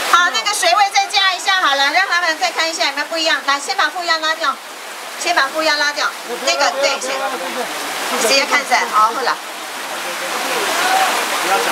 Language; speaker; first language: Chinese; native; Chinese